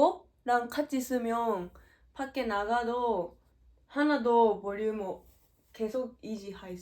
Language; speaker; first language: Korean; non-native, fluent; Japanese